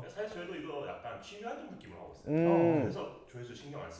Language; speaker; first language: Korean; native; Korean